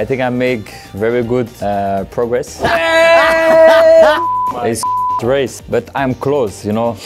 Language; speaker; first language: English; non-native, learner; French